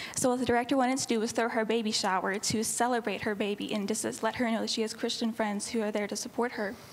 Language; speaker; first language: English; native; English